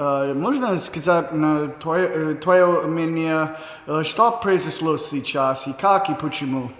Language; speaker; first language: Russian; non-native, learner; English